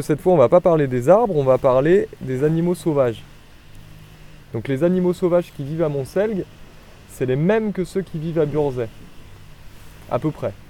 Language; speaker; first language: French; native; French